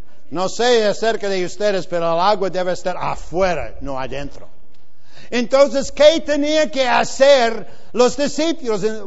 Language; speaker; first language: Spanish; non-native, fluent; English